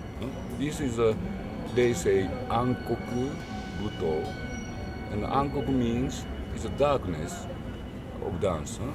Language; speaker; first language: English; non-native, learner; Japanese